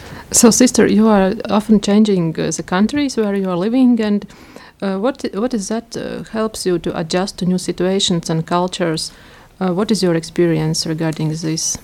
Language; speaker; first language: English; non-native, fluent; Latvian